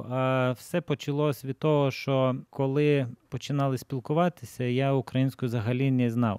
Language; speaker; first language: Ukrainian; non-native, fluent; Lithuanian